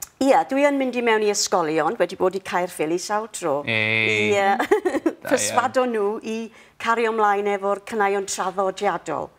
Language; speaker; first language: Welsh; non-native, local second language; English